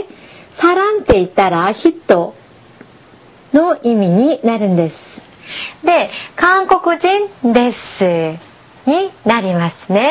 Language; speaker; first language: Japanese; non-native, fluent; Korean